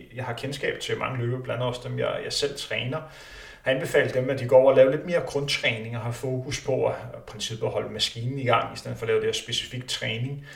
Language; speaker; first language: Danish; native; Danish